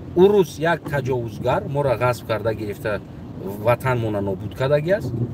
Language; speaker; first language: Tajik; non-native, local second language; Uzbek